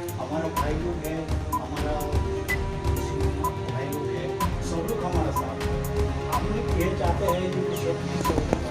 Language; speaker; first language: Hindi; non-native, local second language; Bangla